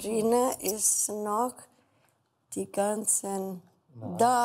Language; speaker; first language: German; non-native, learner; Spanish